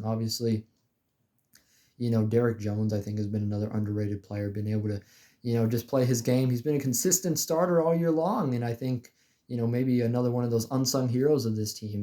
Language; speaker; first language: English; native; English